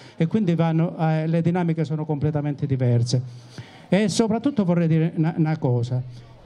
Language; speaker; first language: Italian; native; Italian